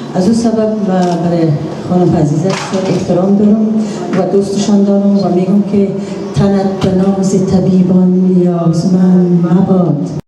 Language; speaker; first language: Persian; native; Persian